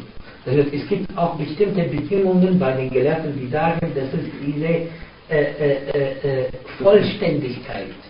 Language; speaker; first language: German; non-native, fluent; Arabic